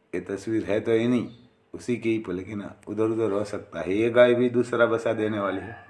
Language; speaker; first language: Hindi; non-native, local second language; Gujarati